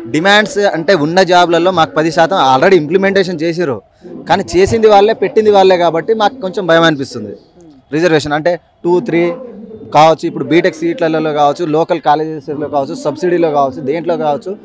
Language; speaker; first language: Telugu; non-native, local second language; Lambadi